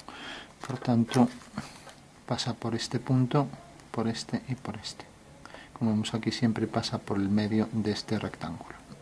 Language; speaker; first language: Spanish; native; Spanish